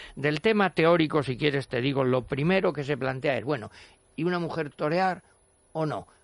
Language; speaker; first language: Spanish; native; Spanish